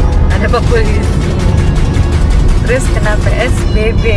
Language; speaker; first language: Indonesian; native; Indonesian